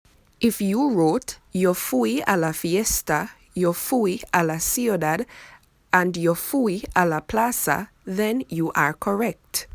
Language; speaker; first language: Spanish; non-native, fluent; English